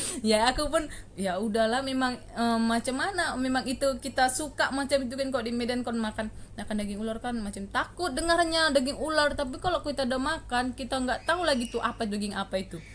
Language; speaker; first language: Indonesian; native; Indonesian